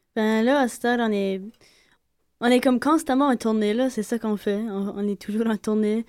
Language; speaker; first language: French; native; French